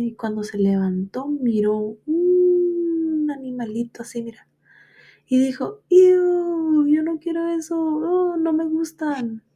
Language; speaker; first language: Spanish; early bilingual, heritage; Spanish